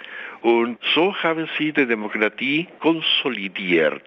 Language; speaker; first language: German; non-native, fluent; Spanish